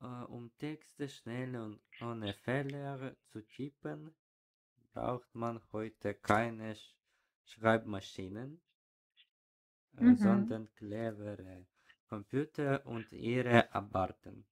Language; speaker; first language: German; non-native, learner; Ukrainian